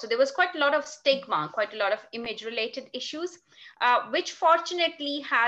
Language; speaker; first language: English; non-native, local second language; Urdu